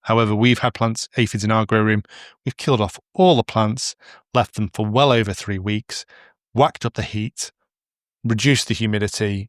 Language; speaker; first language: English; native; English